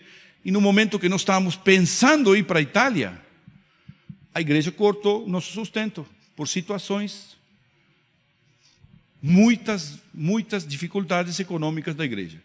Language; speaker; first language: Portuguese; non-native, fluent; Spanish